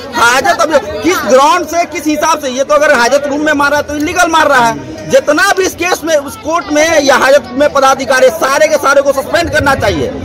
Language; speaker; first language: Hindi; native; Hindi